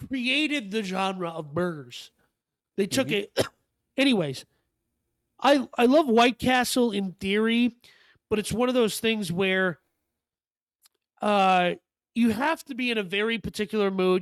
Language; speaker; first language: English; native; English